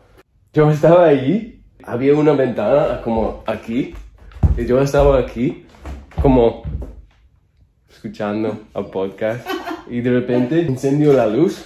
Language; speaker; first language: Spanish; non-native, fluent; English